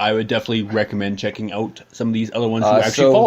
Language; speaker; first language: English; native; English